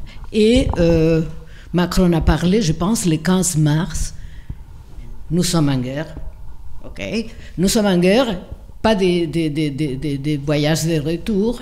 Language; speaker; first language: French; non-native, fluent; Spanish